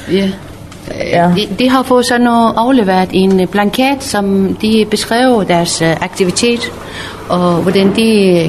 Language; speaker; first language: Danish; non-native, learner; Persian